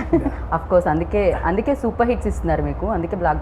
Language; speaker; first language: Telugu; native; Telugu